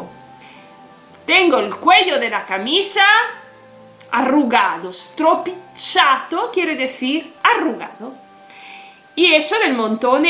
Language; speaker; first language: Spanish; non-native, fluent; Italian